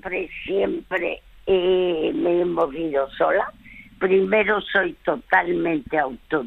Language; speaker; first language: Spanish; early bilingual, other home language; French